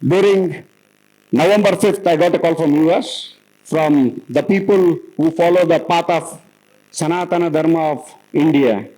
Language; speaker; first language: English; non-native, local second language; Kannada